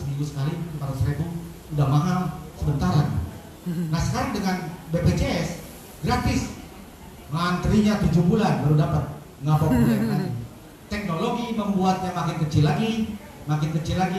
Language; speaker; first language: Indonesian; native; Indonesian